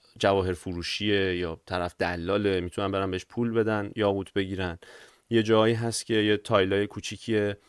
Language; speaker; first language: Persian; native; Persian